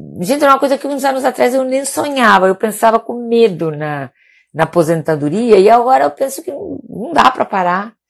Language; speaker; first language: Portuguese; non-native, fluent; Spanish